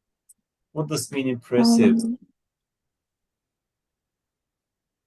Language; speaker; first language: English; non-native, fluent; Arabic